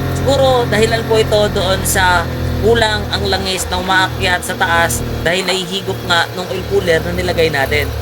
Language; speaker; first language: Filipino; native; Filipino